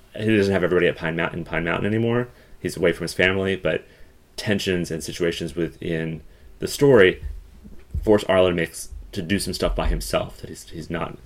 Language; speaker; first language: English; native; English